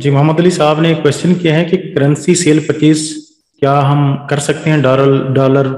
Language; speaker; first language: Urdu; native; Urdu